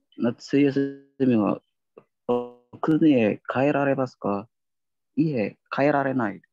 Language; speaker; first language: Japanese; non-native, learner; Indonesian